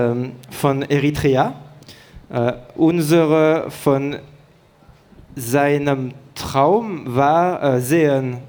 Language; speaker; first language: German; non-native, learner; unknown